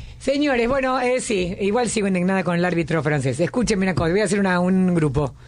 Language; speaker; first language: Spanish; native; Spanish